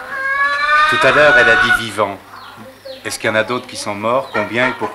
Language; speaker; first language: French; native; French